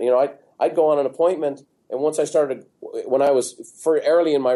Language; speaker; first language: English; native; English